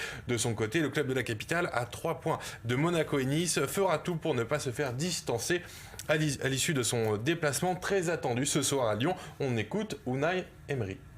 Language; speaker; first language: French; native; French